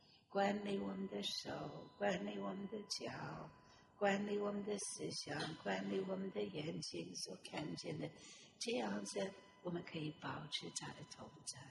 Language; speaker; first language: Chinese; non-native, fluent; English